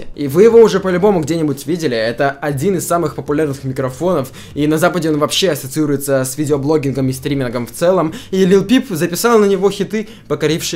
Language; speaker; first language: Russian; native; Russian